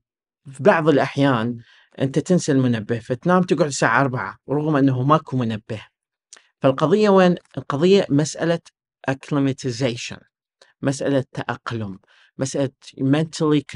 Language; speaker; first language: Arabic; native; Arabic